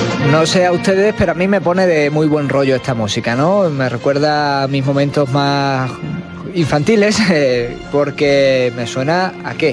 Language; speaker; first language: Spanish; native; Spanish